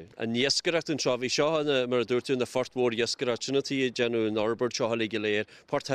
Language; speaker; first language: Irish; native; Irish